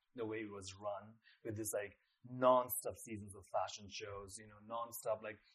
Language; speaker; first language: English; non-native, local second language; Nepali